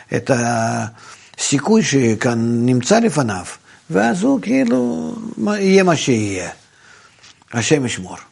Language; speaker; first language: Hebrew; non-native, fluent; Russian